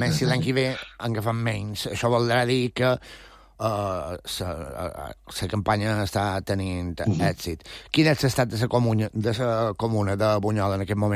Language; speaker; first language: Catalan; native; Catalan